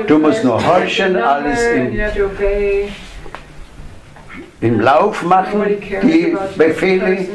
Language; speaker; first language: German; non-native, fluent; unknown